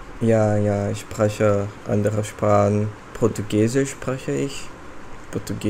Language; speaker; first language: German; non-native, fluent; English